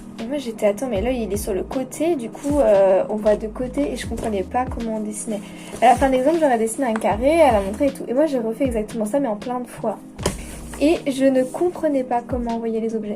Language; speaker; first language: French; native; French